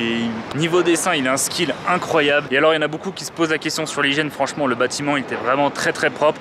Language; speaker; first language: French; native; French